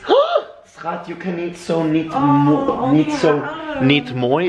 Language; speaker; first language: Dutch; non-native, learner; English